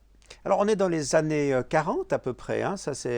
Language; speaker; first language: French; native; French